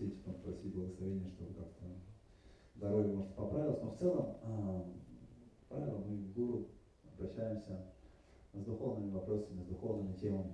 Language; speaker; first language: Russian; native; Russian